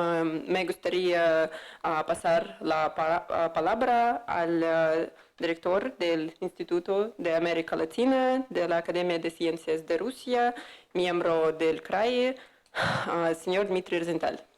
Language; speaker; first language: Spanish; non-native, fluent; Russian